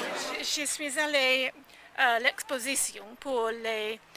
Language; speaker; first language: French; non-native, learner; English